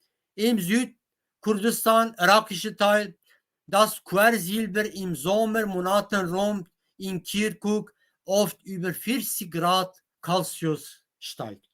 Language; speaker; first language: German; non-native, fluent; Kurdish